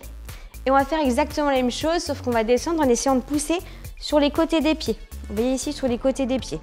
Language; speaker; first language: French; native; French